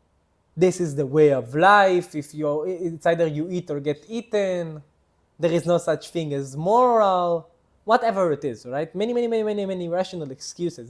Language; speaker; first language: English; non-native, fluent; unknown